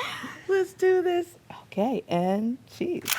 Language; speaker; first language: English; native; English